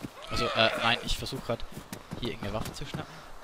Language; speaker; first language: German; native; German